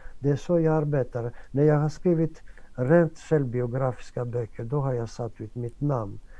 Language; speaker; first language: Swedish; non-native, fluent; Greek